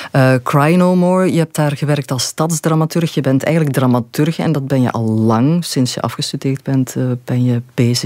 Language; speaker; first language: Dutch; native; Dutch